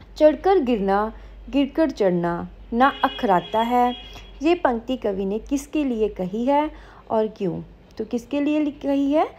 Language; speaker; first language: Hindi; non-native, local second language; Punjabi